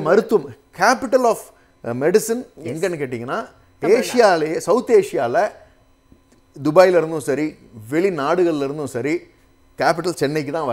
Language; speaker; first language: Tamil; native; Tamil